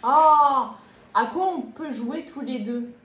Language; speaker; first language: French; native; French